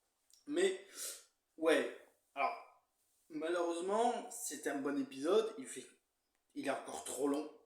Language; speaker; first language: French; native; French